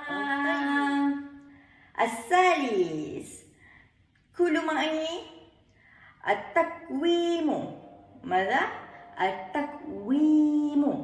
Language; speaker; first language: Arabic; non-native, learner; Malay